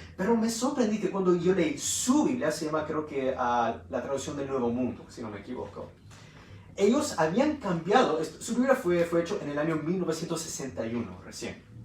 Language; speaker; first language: Spanish; early bilingual, heritage; Spanish